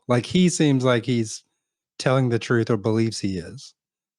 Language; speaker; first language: English; native; English